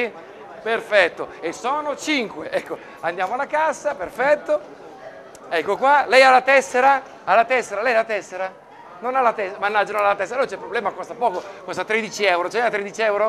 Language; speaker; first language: Italian; native; Italian